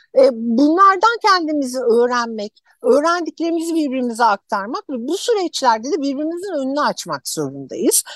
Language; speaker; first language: Turkish; native; Turkish